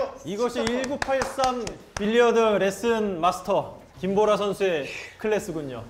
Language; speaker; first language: Korean; native; Korean